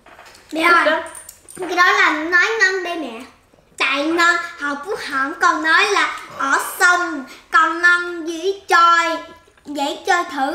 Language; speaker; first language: Vietnamese; early bilingual, heritage; Korean